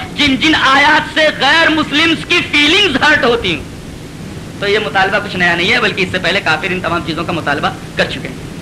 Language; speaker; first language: Urdu; native; Urdu